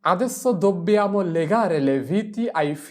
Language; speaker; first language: Italian; non-native, fluent; Bangla